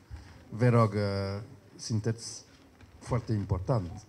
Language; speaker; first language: Romanian; non-native, learner; French